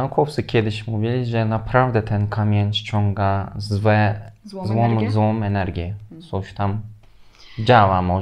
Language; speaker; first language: Polish; non-native, fluent; Turkish